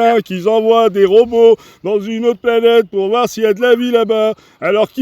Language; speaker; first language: French; native; French